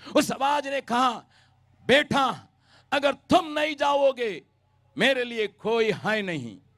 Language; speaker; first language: Hindi; non-native, local second language; Tamil